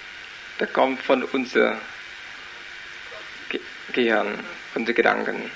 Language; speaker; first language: German; non-native, learner; Vietnamese